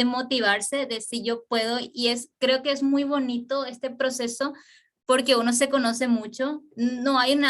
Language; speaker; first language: Spanish; native; Spanish